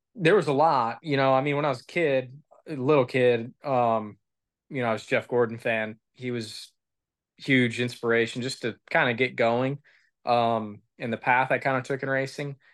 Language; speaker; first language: English; native; English